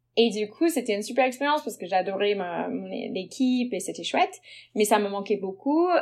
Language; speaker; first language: French; non-native, fluent; English